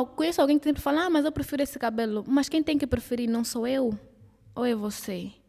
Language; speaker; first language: Portuguese; native; Portuguese